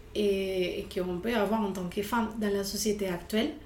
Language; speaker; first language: French; non-native, fluent; Spanish